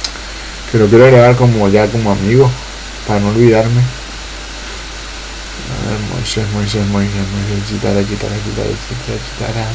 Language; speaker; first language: Spanish; native; Spanish